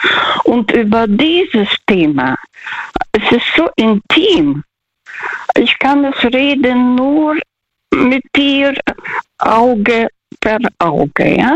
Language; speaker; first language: German; early bilingual, heritage; Russian